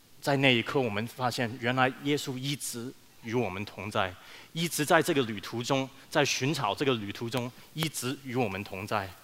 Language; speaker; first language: Chinese; early bilingual, heritage; Chinese